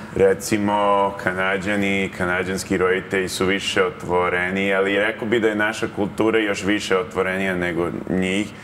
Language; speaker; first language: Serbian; early bilingual, heritage; Serbian